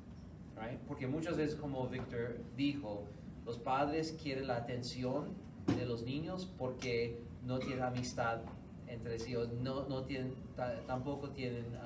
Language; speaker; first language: Spanish; non-native, fluent; English